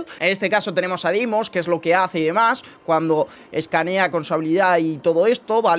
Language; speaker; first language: Spanish; native; Spanish